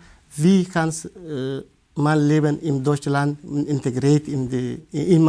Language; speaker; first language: German; non-native, learner; Tigrinya